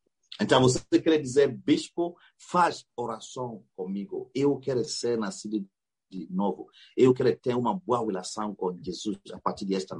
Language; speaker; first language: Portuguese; non-native, learner; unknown